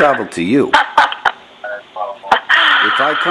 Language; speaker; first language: English; native; English